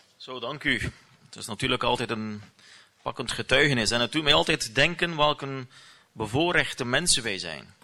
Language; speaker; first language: Dutch; native; Dutch